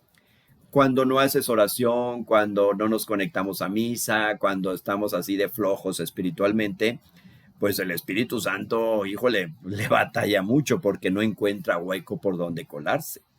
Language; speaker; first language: Spanish; native; Spanish